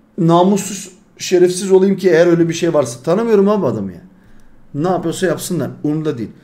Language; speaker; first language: Turkish; early bilingual, heritage; Turkish